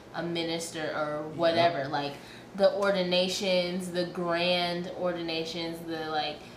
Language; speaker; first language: English; native; English